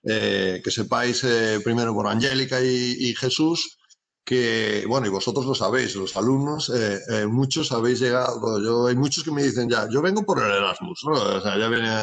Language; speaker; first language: Spanish; native; Spanish